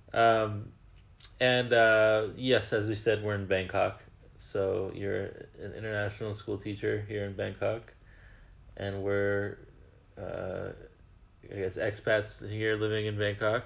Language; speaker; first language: English; native; English